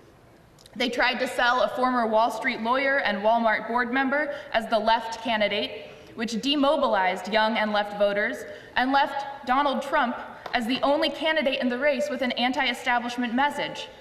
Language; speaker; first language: English; native; English